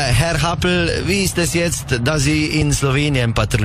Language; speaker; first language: German; non-native, learner; Slovenian